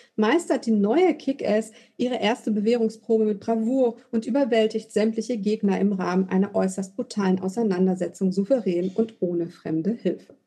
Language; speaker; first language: German; native; German